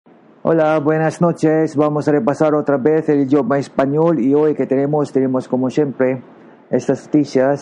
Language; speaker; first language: Spanish; non-native, learner; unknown